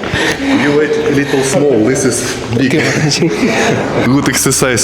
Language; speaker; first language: English; non-native, learner; Russian